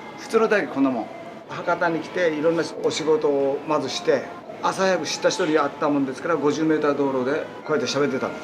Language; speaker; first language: Japanese; native; Japanese